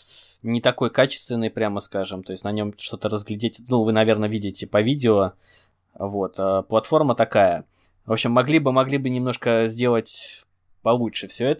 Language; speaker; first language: Russian; native; Russian